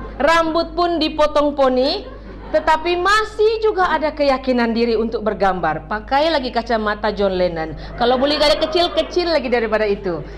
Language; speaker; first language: Malay; native; Malay